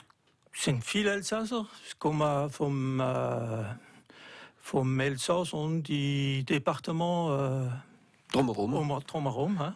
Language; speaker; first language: German; non-native, local second language; French